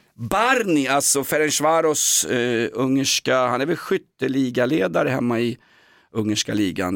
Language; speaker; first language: Swedish; native; Swedish